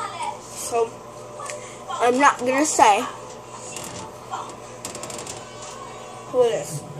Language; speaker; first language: English; native; English